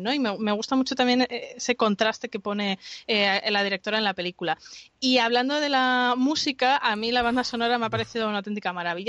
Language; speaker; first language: Spanish; native; Spanish